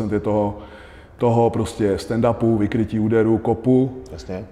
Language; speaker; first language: Czech; native; Czech